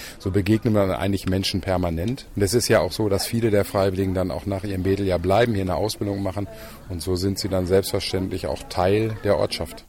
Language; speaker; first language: German; native; German